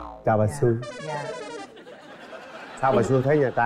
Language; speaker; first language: Vietnamese; native; Vietnamese